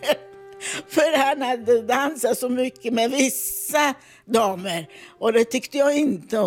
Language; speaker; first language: Swedish; non-native, fluent; Italian